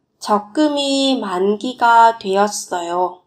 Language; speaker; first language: Korean; non-native, fluent; Vietnamese